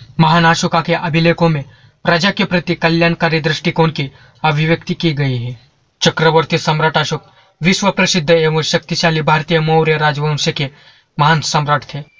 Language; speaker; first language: Hindi; non-native, local second language; Marathi